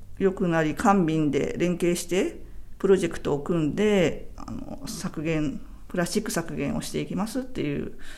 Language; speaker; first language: Japanese; native; Japanese